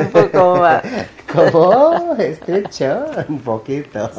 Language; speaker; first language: Spanish; non-native, learner; Thai